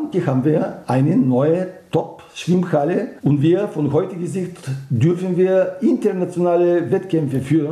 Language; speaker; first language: German; non-native, fluent; Bulgarian